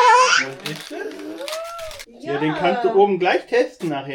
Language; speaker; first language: German; native; German